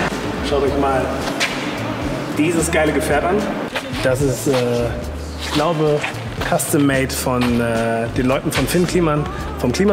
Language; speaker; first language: German; native; German